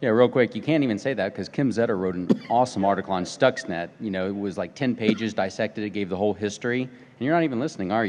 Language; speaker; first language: English; native; English